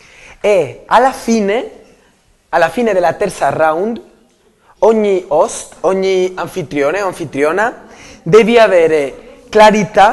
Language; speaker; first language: Italian; non-native, learner; Spanish